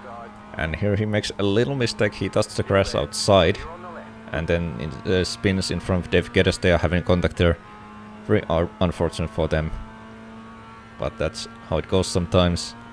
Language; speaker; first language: English; non-native, fluent; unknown